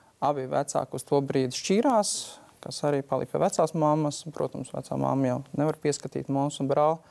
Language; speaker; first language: Latvian; native; Latvian